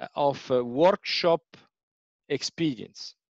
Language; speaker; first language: English; non-native, fluent; Italian